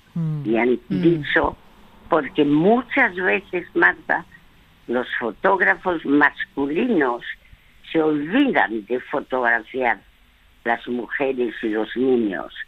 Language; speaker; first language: Spanish; early bilingual, other home language; French